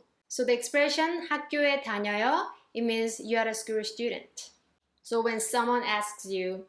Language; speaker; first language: English; non-native, fluent; Korean